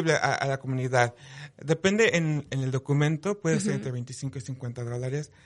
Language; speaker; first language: Spanish; early bilingual, heritage; Spanish